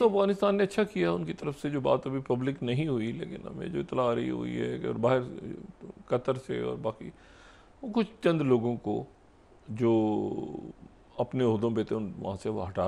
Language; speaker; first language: Urdu; native; Urdu